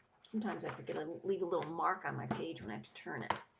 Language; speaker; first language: English; native; English